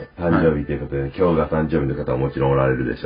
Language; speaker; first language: Japanese; native; Japanese